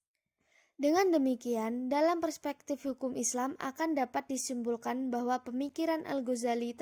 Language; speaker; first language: Indonesian; native; Indonesian